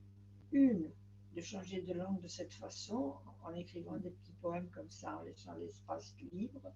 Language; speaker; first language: French; non-native, fluent; Spanish